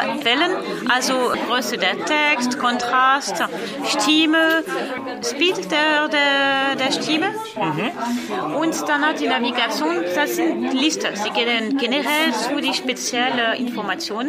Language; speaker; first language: German; non-native, learner; French